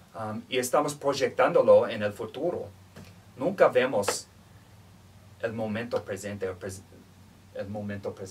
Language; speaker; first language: Spanish; non-native, fluent; English